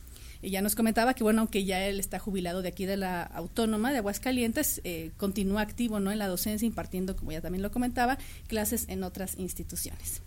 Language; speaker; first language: Spanish; native; Spanish